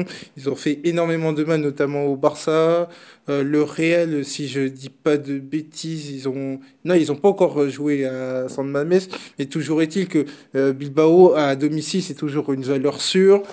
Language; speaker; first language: French; native; French